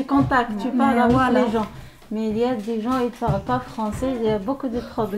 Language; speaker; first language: French; non-native, learner; Arabic